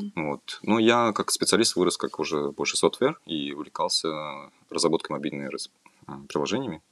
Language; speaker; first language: Russian; non-native, fluent; Kazakh